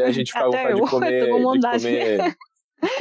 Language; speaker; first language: Portuguese; native; Portuguese